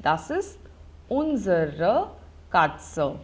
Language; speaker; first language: German; non-native, local second language; Hindi